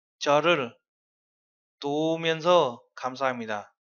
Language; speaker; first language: Korean; non-native, fluent; Vietnamese